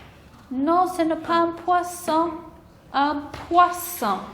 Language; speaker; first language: French; non-native, fluent; English